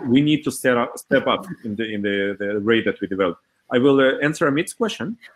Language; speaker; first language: English; early bilingual, other home language; Hebrew